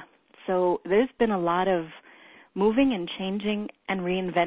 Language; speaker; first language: English; early bilingual, other home language; Hebrew